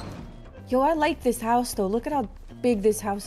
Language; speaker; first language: English; native; English